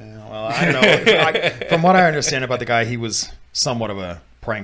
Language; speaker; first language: English; native; English